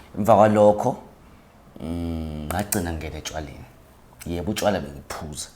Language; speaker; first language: Zulu; native; Zulu